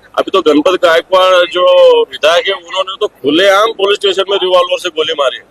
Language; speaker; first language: Hindi; non-native, local second language; Marathi